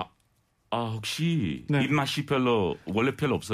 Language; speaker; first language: Korean; non-native, learner; English